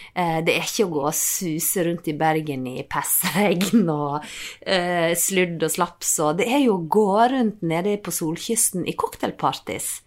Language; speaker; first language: Norwegian; native; Norwegian